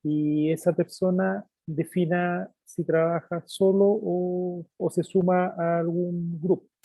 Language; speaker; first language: Spanish; native; Spanish